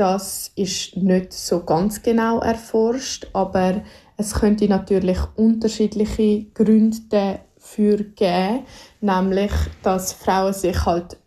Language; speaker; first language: German; native; German